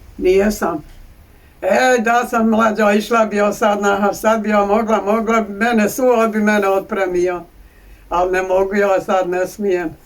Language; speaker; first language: Bosnian; native; Bosnian